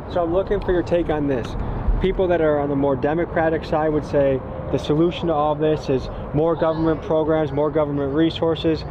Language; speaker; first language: English; native; English